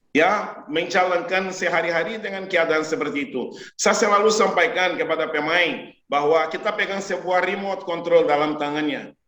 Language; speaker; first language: Malay; non-native, fluent; Portuguese